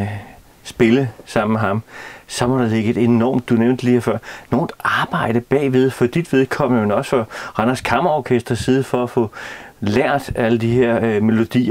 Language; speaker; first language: Danish; native; Danish